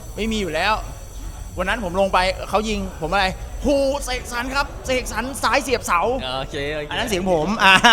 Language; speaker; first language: Thai; native; Thai